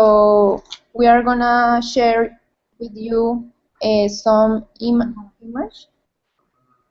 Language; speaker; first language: English; non-native, learner; Spanish